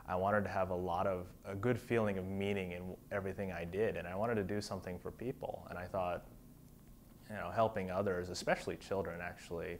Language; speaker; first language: English; native; English